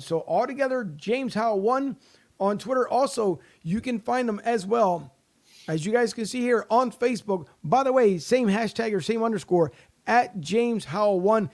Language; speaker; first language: English; native; English